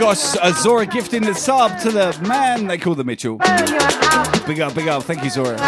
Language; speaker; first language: English; native; English